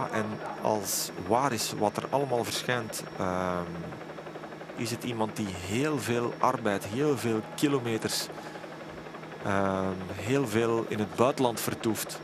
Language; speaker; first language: Dutch; native; Dutch